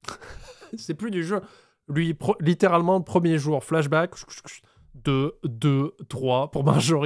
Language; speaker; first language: French; native; French